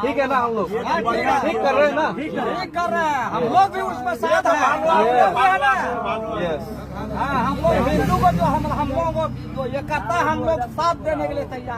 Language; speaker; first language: Hindi; non-native, local second language; Kok Borok